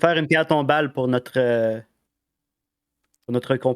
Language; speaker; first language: French; native; French